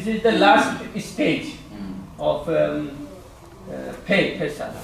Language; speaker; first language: English; non-native, learner; Hindi